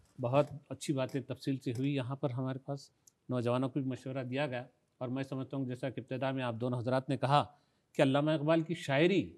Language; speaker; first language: Urdu; native; Urdu